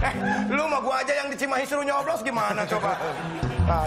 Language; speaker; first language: Indonesian; native; Indonesian